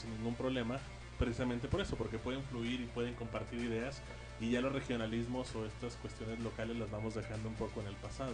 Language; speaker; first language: Spanish; native; Spanish